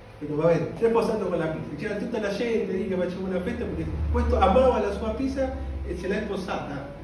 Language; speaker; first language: Italian; non-native, fluent; Spanish